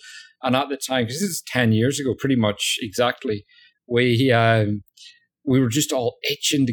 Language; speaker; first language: English; native; English